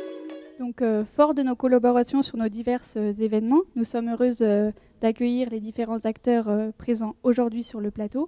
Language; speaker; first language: French; native; French